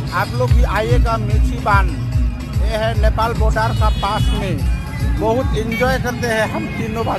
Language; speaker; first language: Hindi; non-native, local second language; Bangla